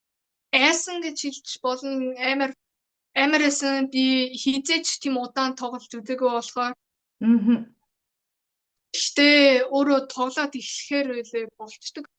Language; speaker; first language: Mongolian; early bilingual, heritage; Mongolian